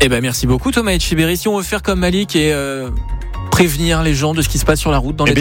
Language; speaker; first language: French; native; French